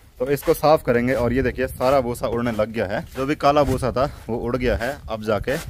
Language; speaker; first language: Hindi; non-native, local second language; Garhwali